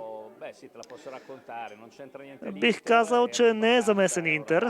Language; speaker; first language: Bulgarian; non-native, fluent; Italian